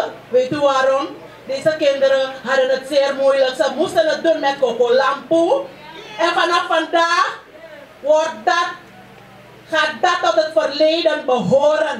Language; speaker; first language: Dutch; non-native, local second language; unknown